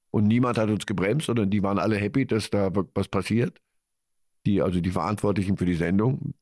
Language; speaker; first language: German; early bilingual, other home language; Polish